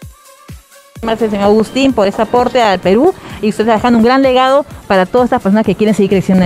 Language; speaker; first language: Spanish; native; Spanish